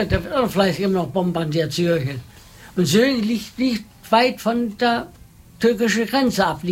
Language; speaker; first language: German; non-native, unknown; Turkish